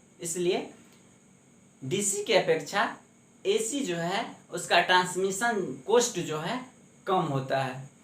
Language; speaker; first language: Hindi; native; Hindi